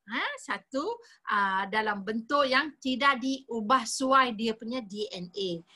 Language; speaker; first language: Malay; non-native, local second language; Tamil